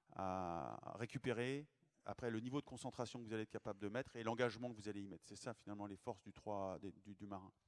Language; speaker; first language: French; native; French